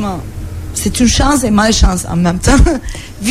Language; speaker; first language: French; non-native, learner; Turkish